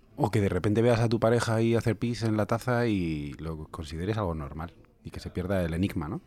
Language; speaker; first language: Spanish; native; Spanish